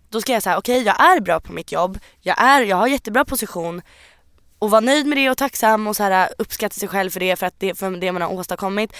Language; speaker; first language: Swedish; native; Swedish